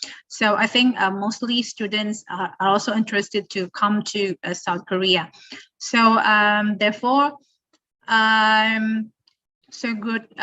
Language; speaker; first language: English; non-native, fluent; Indonesian